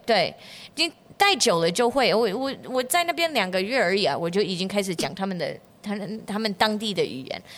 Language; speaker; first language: Chinese; non-native, fluent; English